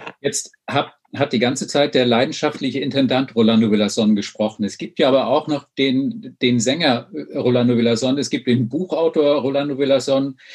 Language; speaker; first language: German; native; German